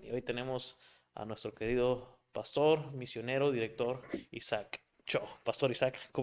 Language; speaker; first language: Spanish; native; Spanish